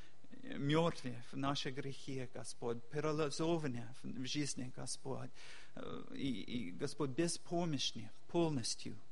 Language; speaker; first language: Russian; non-native, fluent; English